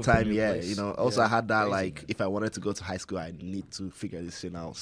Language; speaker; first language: English; non-native, local second language; Hausa